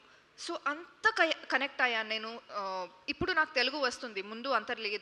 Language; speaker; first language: Telugu; non-native, local second language; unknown